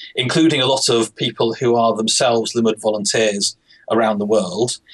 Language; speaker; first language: English; native; English